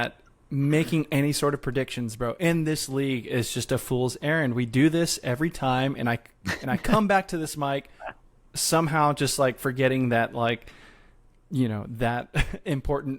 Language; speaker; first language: English; native; English